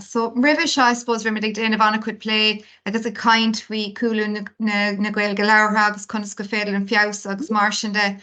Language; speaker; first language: Irish; non-native, local second language; English